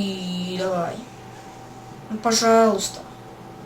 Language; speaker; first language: Russian; native; Russian